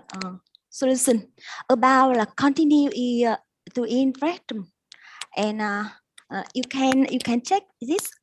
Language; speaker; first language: English; non-native, learner; Vietnamese